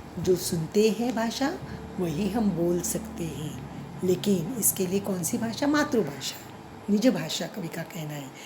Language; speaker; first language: Hindi; non-native, local second language; Marathi